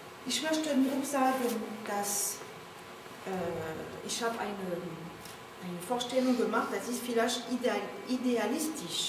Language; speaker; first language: German; non-native, learner; French